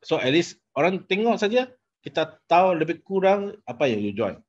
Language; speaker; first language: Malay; non-native, local second language; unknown